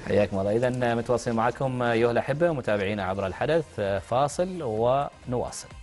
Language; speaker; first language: Arabic; native; Arabic